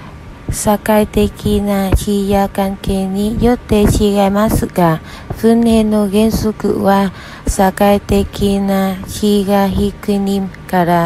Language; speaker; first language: Japanese; non-native, learner; Vietnamese